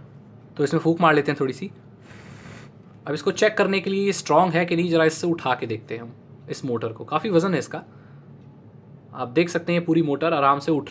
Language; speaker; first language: Hindi; native; Hindi